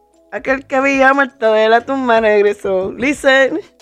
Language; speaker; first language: Spanish; early bilingual, heritage; Spanish